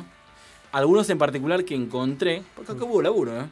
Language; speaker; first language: Spanish; native; Spanish